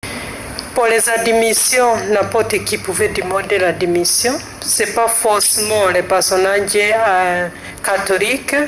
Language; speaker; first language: French; non-native, fluent; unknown